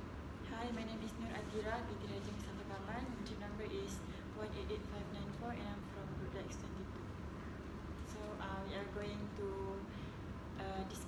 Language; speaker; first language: English; non-native, local second language; Malay